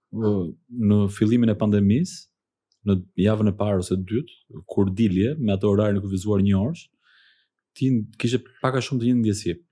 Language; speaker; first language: Albanian; early bilingual, heritage; Albanian